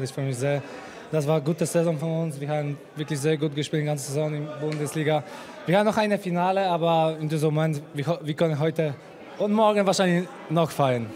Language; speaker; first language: German; non-native, fluent; Polish